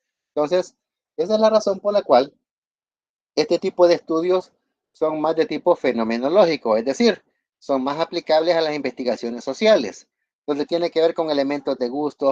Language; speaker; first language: Spanish; native; Spanish